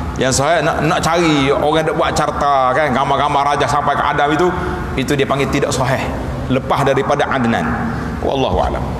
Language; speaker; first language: Malay; native; Malay